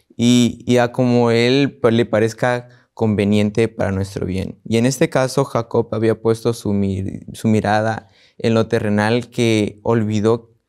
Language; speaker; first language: Spanish; native; Spanish